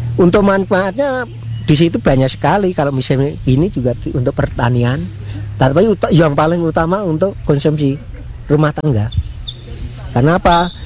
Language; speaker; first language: Indonesian; non-native, local second language; Javanese